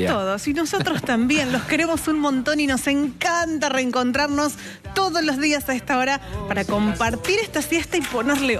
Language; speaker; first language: Spanish; native; Spanish